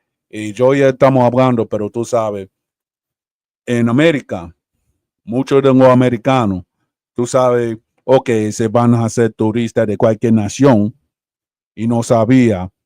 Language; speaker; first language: Spanish; early bilingual, heritage; Spanish